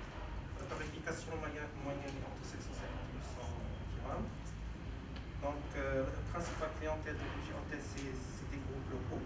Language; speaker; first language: French; non-native, local second language; Arabic